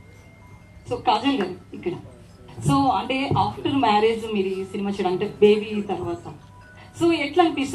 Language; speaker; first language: Telugu; native; Telugu